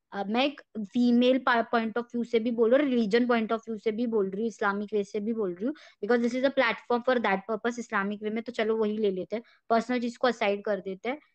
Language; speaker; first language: Hindi; native; Hindi